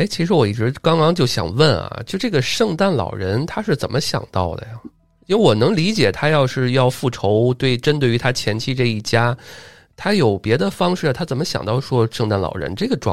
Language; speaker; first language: Chinese; native; Chinese